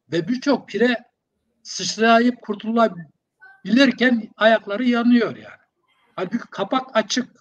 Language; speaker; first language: Turkish; non-native, local second language; Zaza